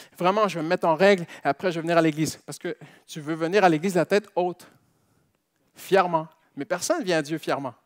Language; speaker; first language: French; native; French